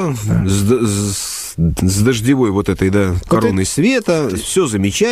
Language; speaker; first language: Russian; native; Russian